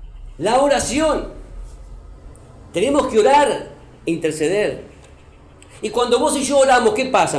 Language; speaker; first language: Spanish; native; Spanish